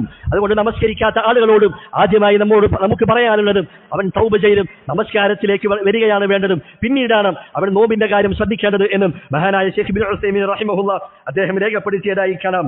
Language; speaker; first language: Malayalam; native; Malayalam